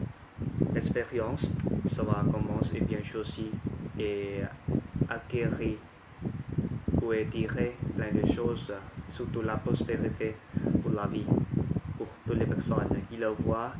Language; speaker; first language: French; non-native, learner; Thai